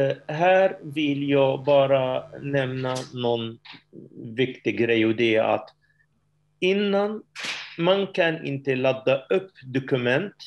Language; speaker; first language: Swedish; non-native, fluent; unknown